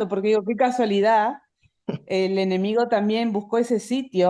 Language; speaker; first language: Spanish; native; Spanish